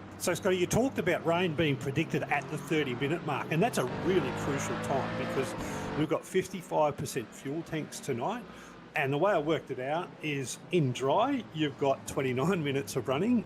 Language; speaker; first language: English; native; English